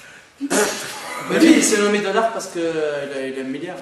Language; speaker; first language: French; non-native, local second language; Arabic